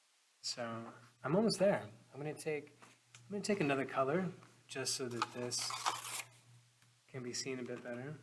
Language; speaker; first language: English; native; English